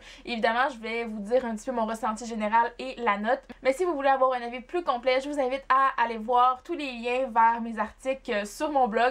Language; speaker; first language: French; native; French